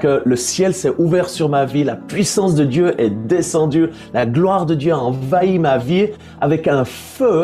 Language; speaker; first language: French; native; French